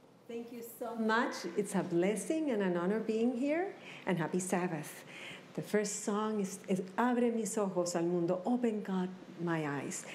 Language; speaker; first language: English; non-native, local second language; Spanish